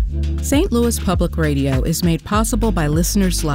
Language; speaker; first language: English; native; English